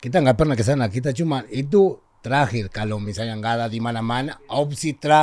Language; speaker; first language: Indonesian; non-native, learner; Spanish